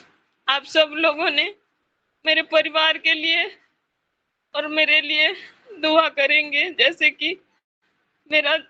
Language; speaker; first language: Hindi; non-native, local second language; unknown